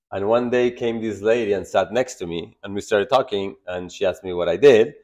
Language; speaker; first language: English; non-native, fluent; Spanish